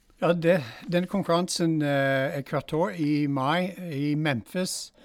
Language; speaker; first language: Norwegian; non-native, fluent; English